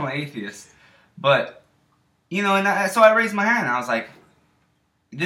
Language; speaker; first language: English; native; English